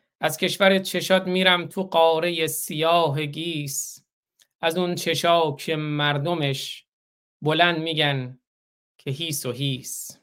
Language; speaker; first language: Persian; native; Persian